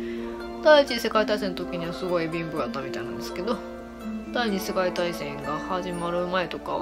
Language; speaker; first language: Japanese; native; Japanese